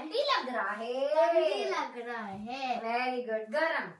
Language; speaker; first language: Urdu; non-native, local second language; Tamil